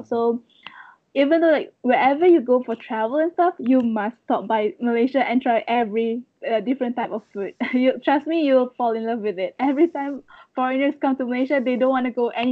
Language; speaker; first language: English; non-native, local second language; Malay